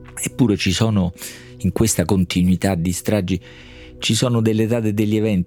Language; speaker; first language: Italian; native; Italian